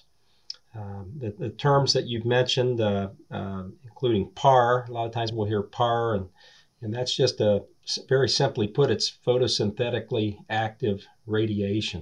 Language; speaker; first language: English; native; English